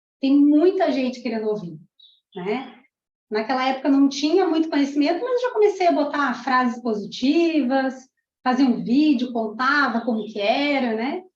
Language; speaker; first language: Portuguese; early bilingual, other home language; Spanish